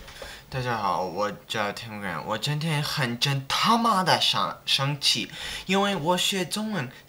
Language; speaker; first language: Chinese; non-native, learner; English